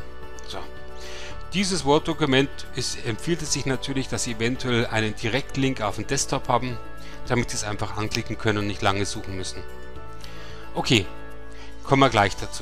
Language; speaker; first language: German; native; German